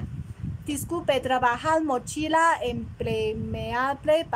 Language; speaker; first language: Spanish; non-native, learner; Chinese